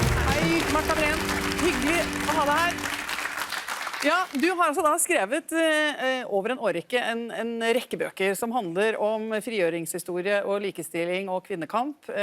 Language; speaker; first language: Norwegian; native; Norwegian